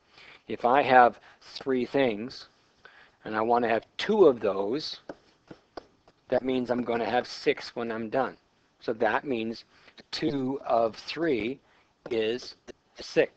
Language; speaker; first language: English; native; English